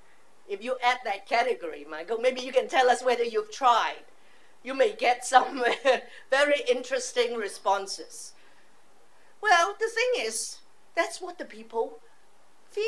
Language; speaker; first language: English; non-native, local second language; Cantonese